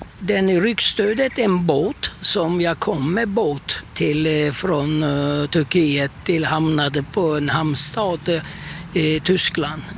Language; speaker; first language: Swedish; non-native, fluent; Turkish